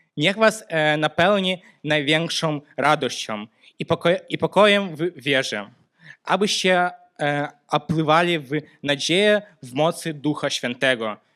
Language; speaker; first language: Polish; non-native, learner; Russian